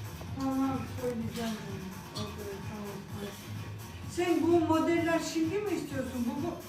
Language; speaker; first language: Turkish; non-native, fluent; Russian